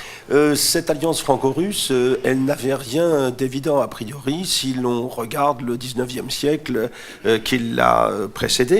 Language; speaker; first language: French; native; French